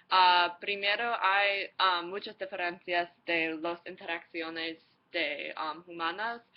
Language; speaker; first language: Spanish; non-native, learner; English